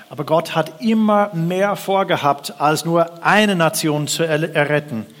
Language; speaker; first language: German; non-native, fluent; English